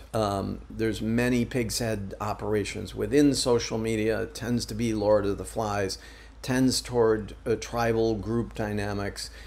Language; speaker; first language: English; native; English